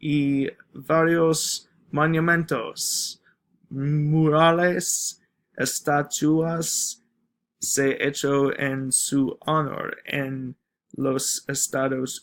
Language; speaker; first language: Spanish; non-native, learner; English